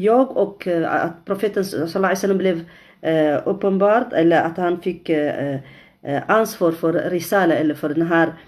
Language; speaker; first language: Swedish; non-native, fluent; Arabic